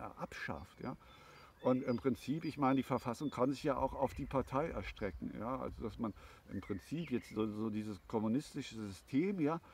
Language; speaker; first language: German; native; German